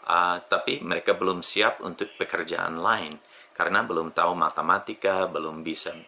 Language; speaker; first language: Indonesian; non-native, fluent; English